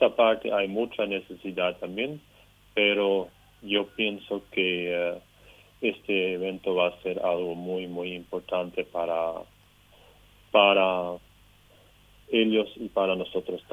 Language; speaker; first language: Spanish; non-native, local second language; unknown